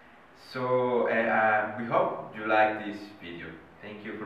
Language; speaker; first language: English; non-native, fluent; Spanish